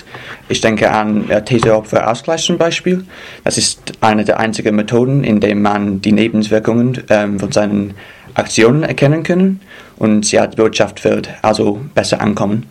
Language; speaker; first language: German; non-native, fluent; English